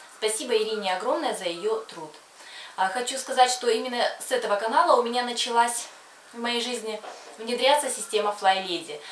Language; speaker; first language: Russian; native; Russian